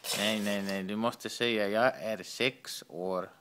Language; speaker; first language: Swedish; non-native, learner; Estonian